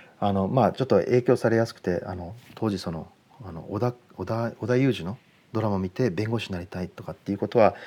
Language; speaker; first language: Japanese; early bilingual, heritage; Japanese